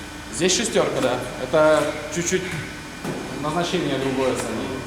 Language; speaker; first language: Russian; native; Russian